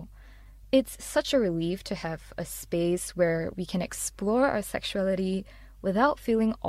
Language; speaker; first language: English; non-native, local second language; Chinese